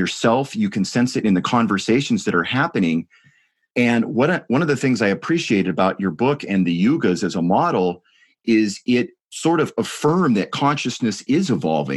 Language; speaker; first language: English; native; English